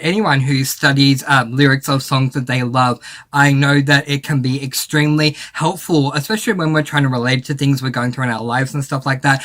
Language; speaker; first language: English; native; English